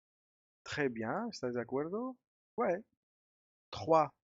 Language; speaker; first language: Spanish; non-native, fluent; French